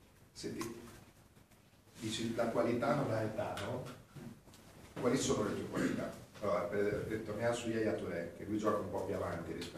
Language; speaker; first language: Italian; native; Italian